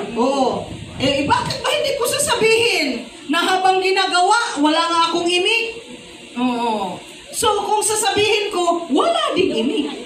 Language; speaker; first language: Filipino; non-native, local second language; Cebuano